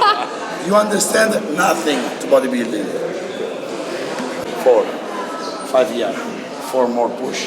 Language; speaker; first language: English; non-native, learner; Italian